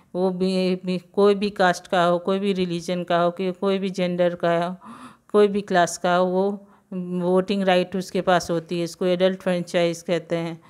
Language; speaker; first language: Hindi; non-native, local second language; Gujarati